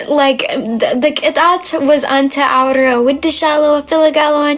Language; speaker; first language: English; non-native, fluent; Amharic